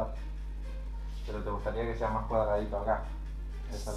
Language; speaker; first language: Spanish; native; Spanish